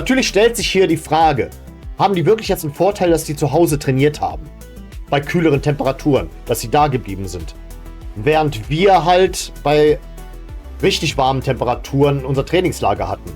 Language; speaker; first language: German; native; German